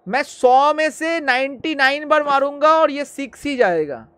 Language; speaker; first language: Hindi; non-native, local second language; Bangla